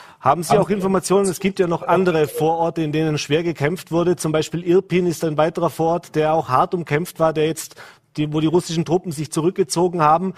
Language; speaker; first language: German; native; German